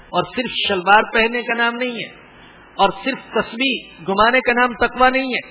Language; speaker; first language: Urdu; non-native, local second language; Punjabi